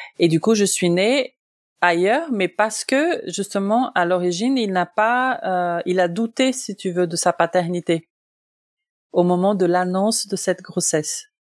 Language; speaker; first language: French; non-native, fluent; Portuguese